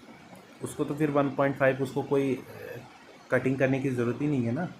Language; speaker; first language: Hindi; native; Hindi